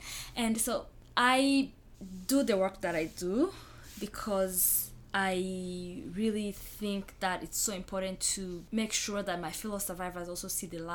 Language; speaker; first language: English; non-native, local second language; Kinyarwanda